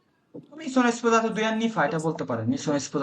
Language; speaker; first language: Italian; non-native, fluent; Bangla